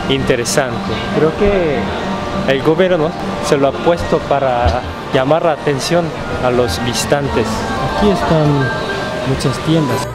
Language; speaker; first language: Spanish; non-native, fluent; Korean